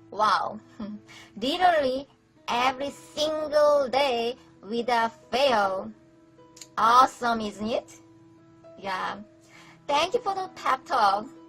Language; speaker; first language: English; non-native, fluent; Korean